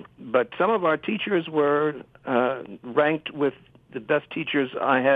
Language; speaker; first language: English; native; English